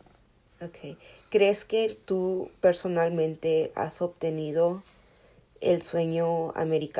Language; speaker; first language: Spanish; early bilingual, heritage; Spanish